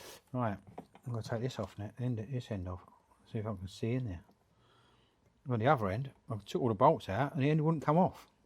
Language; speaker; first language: English; native; English